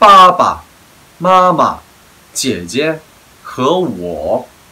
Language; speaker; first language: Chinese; non-native, fluent; Korean